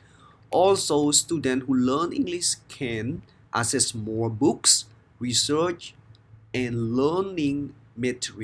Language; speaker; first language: English; non-native, fluent; Khmer